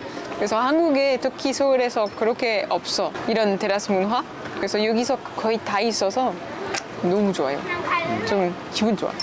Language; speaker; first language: Korean; non-native, learner; French